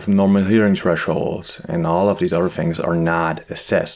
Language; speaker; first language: English; non-native, fluent; German